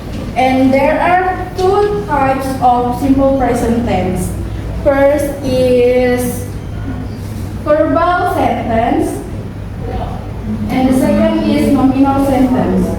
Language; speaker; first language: English; non-native, learner; Indonesian